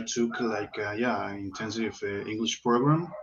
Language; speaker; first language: English; non-native, learner; Spanish